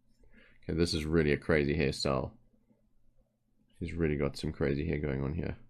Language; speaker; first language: English; native; English